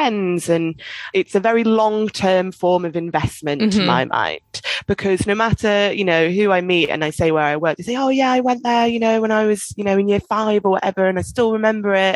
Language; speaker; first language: English; native; English